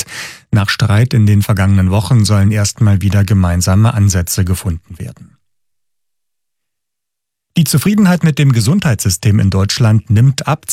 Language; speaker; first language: German; native; German